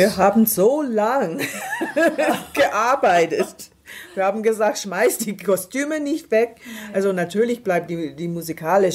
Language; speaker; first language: German; non-native, fluent; English